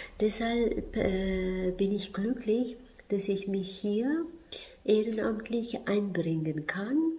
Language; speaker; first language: German; non-native, fluent; Turkish